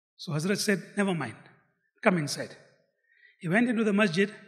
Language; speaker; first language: English; non-native, local second language; Gujarati